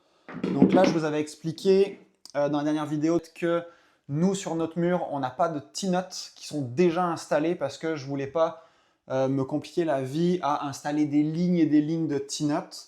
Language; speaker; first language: French; native; French